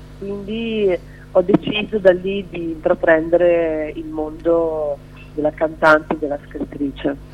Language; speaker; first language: Italian; early bilingual, other home language; Russian